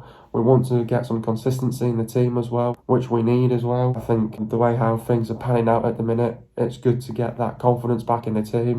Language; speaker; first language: English; native; English